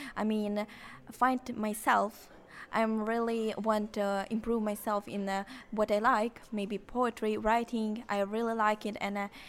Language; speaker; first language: English; non-native, learner; Ukrainian